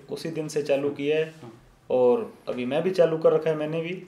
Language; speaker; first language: Hindi; native; Hindi